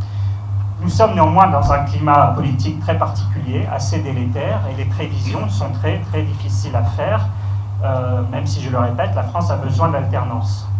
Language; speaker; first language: French; native; French